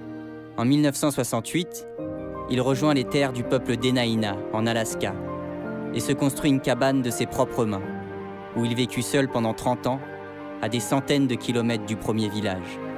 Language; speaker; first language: French; native; French